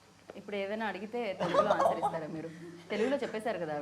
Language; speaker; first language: Telugu; native; Telugu